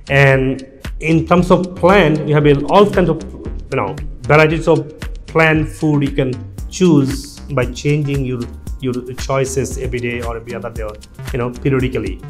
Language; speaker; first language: English; non-native, local second language; Bangla